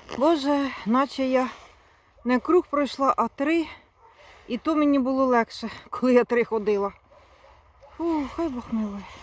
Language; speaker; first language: Ukrainian; native; Ukrainian